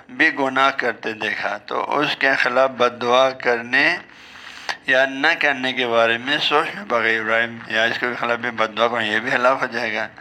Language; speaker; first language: Urdu; non-native, local second language; Balti